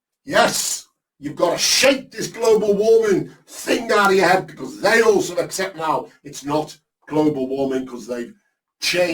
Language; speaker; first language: English; native; English